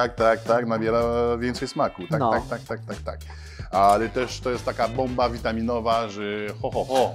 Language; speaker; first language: Polish; non-native, fluent; French